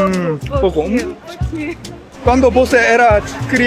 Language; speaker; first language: Portuguese; non-native, learner; Korean